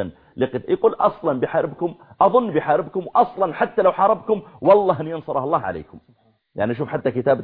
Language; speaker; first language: Arabic; native; Arabic